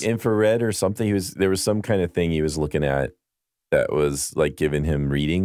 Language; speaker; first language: English; native; English